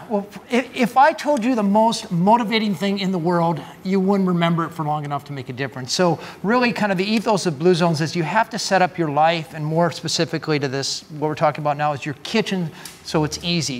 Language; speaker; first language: English; native; English